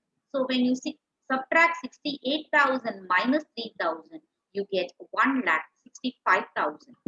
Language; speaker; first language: English; non-native, local second language; Tamil